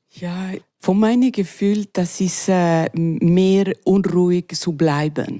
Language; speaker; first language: German; non-native, learner; Spanish